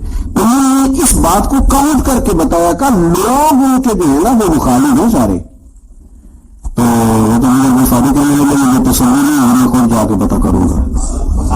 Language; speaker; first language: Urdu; non-native, local second language; Punjabi